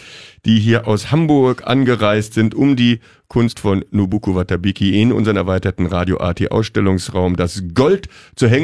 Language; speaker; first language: German; native; German